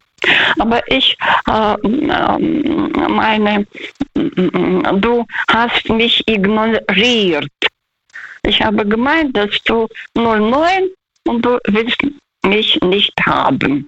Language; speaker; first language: German; non-native, fluent; Russian